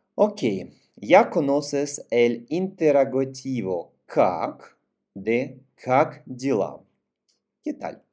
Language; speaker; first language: Spanish; non-native, fluent; Russian